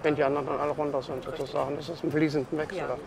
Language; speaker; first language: German; native; German